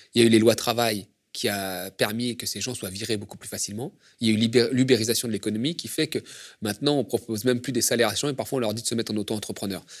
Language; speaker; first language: French; native; French